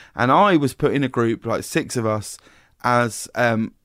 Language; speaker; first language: English; native; English